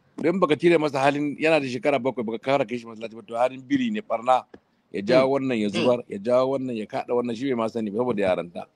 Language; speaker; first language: Hausa; native; Hausa